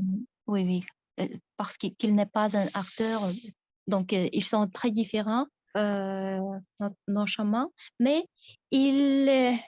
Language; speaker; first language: French; non-native, fluent; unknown